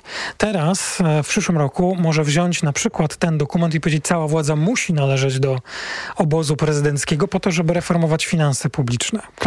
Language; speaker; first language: Polish; native; Polish